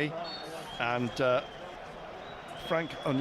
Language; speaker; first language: English; native; English